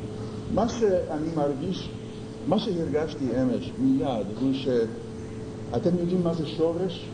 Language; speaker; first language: Hebrew; non-native, fluent; English